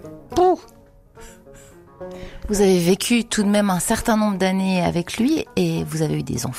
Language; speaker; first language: French; native; French